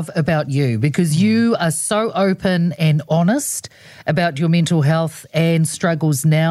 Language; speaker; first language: English; non-native, local second language; Samoan